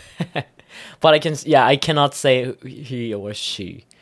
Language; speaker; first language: English; non-native, learner; Japanese